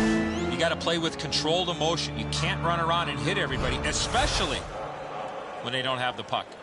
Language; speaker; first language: English; native; English